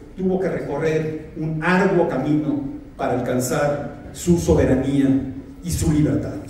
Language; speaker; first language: Spanish; native; Spanish